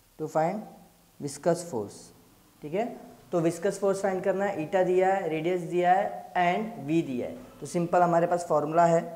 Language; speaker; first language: Hindi; native; Hindi